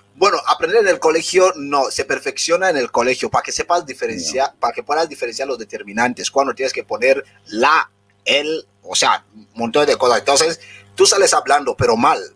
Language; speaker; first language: Spanish; non-native, local second language; Fang